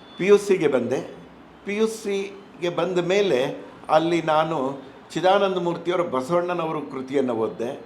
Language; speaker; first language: Kannada; non-native, local second language; Telugu